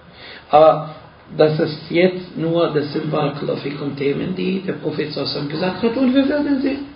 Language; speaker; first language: German; non-native, fluent; Arabic